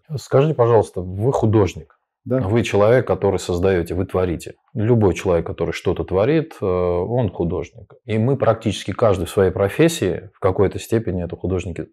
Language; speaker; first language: Russian; non-native, local second language; Armenian